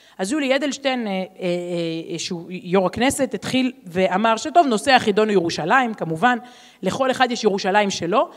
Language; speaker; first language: Hebrew; native; Hebrew